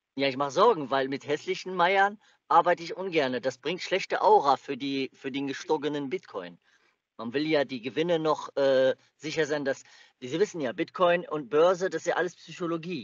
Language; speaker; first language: German; native; German